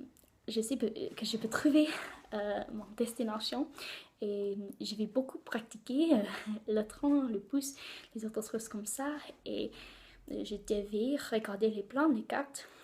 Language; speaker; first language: French; non-native, learner; English